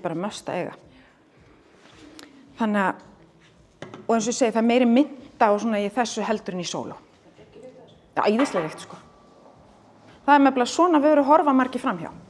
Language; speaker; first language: Icelandic; native; Icelandic